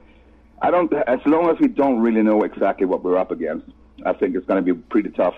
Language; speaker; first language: English; non-native, fluent; Swedish